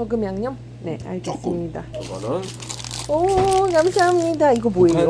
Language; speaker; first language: Korean; non-native, fluent; Polish